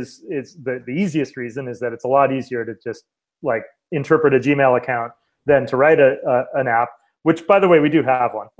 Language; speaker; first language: English; native; English